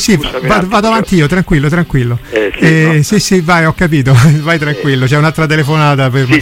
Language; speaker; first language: Italian; native; Italian